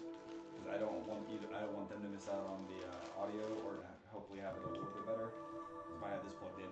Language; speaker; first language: English; native; English